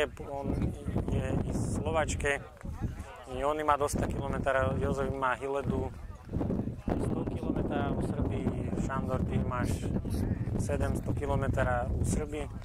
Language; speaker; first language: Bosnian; non-native, learner; Slovak